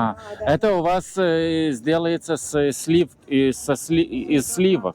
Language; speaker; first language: Russian; non-native, learner; Lithuanian